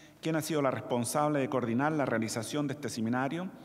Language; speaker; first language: Spanish; native; Spanish